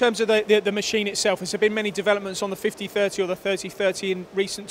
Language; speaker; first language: English; native; English